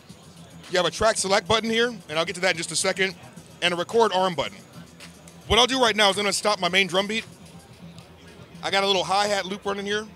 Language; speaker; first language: English; native; English